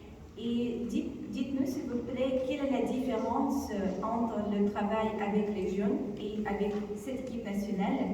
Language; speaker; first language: French; non-native, fluent; Ukrainian